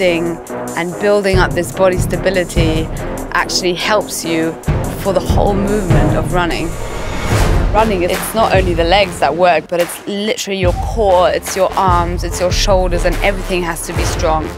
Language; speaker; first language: English; non-native, fluent; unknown